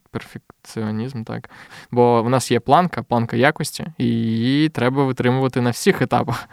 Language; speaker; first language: Ukrainian; non-native, local second language; Russian